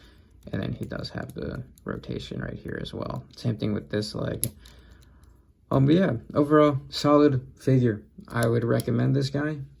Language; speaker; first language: English; native; English